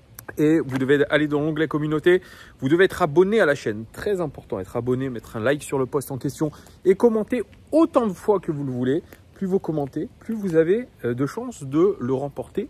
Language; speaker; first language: French; native; French